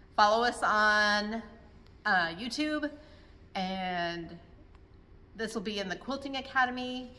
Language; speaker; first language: English; native; English